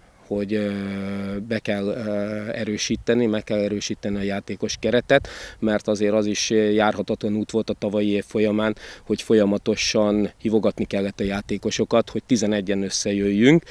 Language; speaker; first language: Hungarian; native; Hungarian